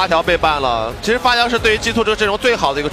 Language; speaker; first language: Chinese; native; Chinese